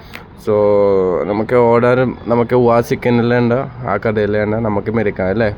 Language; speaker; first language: Malayalam; non-native, fluent; Assamese